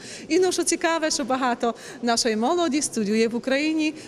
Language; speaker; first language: Ukrainian; early bilingual, heritage; Ukrainian